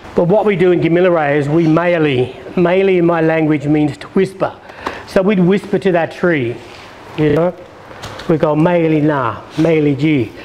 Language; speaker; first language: English; native; English